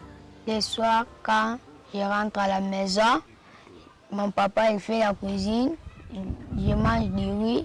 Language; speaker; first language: French; non-native, local second language; Lingala